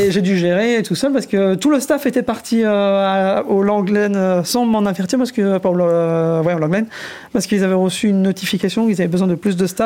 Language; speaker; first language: French; native; French